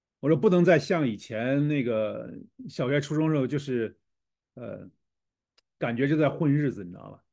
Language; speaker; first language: Chinese; native; Chinese